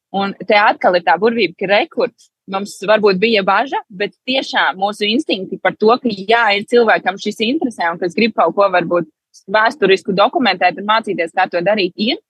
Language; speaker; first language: Latvian; early bilingual, heritage; Latvian